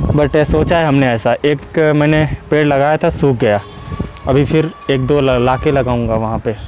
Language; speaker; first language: Hindi; native; Hindi